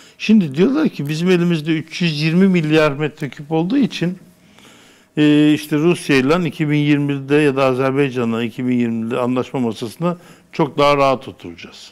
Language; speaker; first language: Turkish; native; Turkish